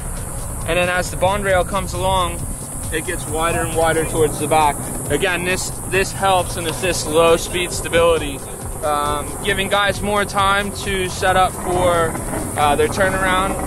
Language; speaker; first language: English; native; English